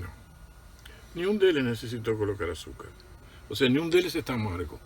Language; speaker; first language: Portuguese; non-native, fluent; Spanish